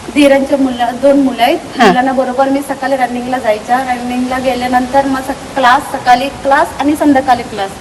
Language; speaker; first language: Marathi; non-native, local second language; Telugu